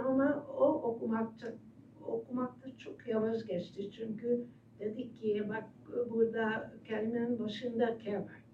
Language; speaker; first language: Turkish; non-native, fluent; Hungarian